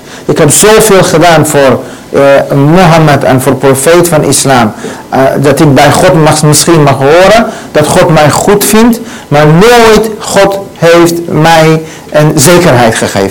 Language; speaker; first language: Dutch; non-native, learner; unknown